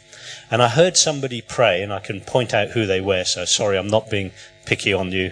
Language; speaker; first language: English; native; English